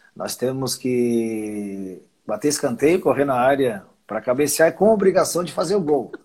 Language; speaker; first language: Portuguese; native; Portuguese